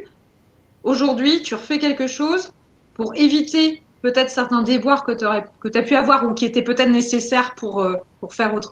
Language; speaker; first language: French; native; French